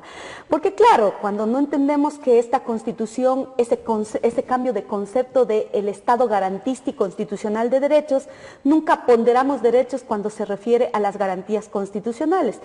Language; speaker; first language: Spanish; native; Spanish